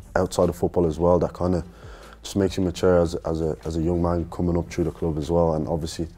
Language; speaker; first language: English; native; English